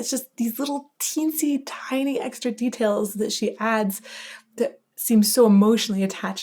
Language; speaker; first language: English; native; English